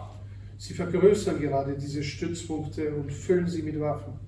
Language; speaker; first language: German; native; German